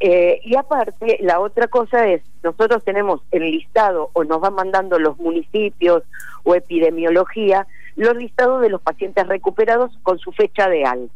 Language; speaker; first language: Spanish; native; Spanish